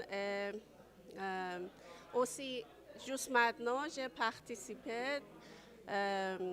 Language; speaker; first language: French; non-native, learner; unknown